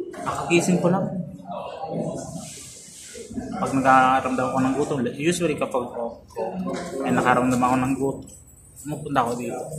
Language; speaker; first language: Filipino; native; Filipino